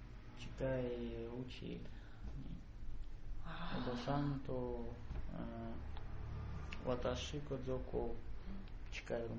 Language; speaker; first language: Japanese; non-native, learner; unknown